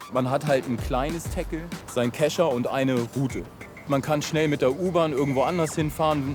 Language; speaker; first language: German; native; German